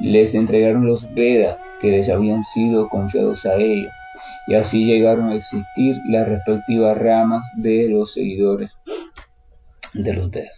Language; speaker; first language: Spanish; native; Spanish